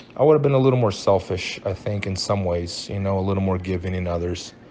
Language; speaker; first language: English; early bilingual, other home language; Portuguese